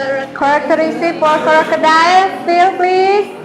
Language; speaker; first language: English; non-native, learner; Indonesian